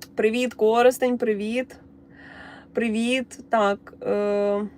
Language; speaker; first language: Ukrainian; non-native, local second language; Russian